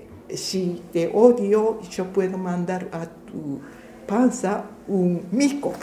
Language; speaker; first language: Spanish; non-native, fluent; Japanese